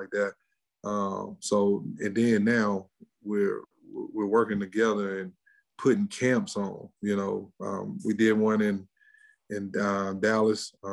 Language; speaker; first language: English; native; English